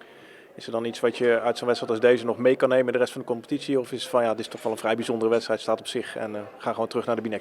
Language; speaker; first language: Dutch; native; Dutch